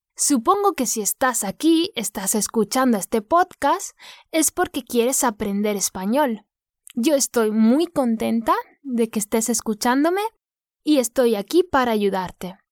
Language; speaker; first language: Spanish; native; Spanish